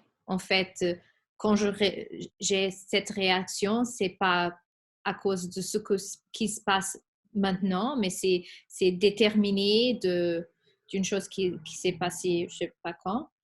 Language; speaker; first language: French; non-native, fluent; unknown